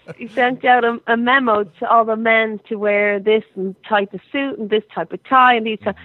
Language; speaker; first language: English; native; English